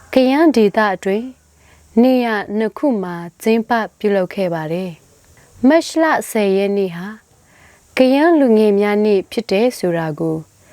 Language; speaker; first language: Burmese; non-native, local second language; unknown